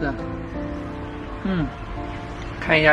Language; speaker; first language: Chinese; native; Chinese